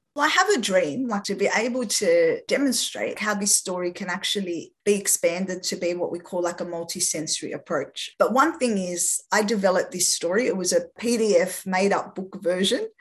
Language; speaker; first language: English; non-native, local second language; French